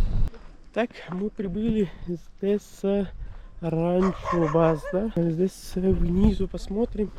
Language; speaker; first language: Russian; non-native, learner; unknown